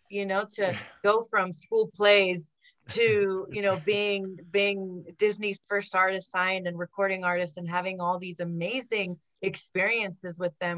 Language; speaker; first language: English; early bilingual, other home language; Spanish